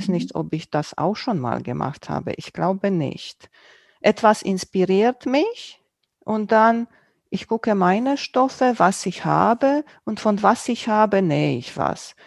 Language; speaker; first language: German; non-native, fluent; Romanian